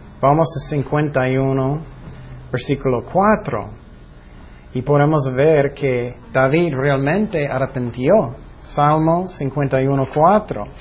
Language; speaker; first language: Spanish; non-native, fluent; English